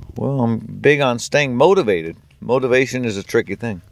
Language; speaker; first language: English; native; English